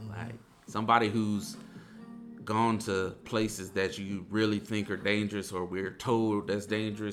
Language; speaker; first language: English; native; English